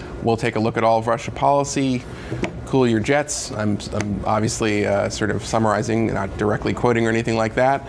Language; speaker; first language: English; native; English